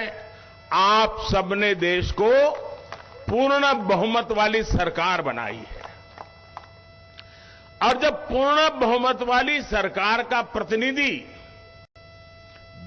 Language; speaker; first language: Hindi; native; Hindi